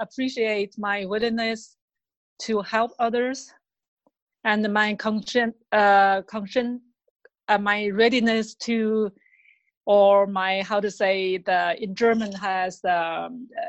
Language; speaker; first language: English; non-native, fluent; Chinese